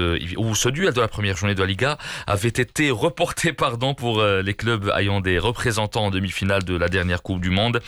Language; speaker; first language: French; non-native, local second language; Arabic